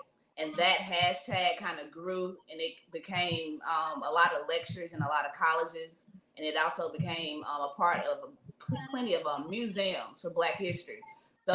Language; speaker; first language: English; native; English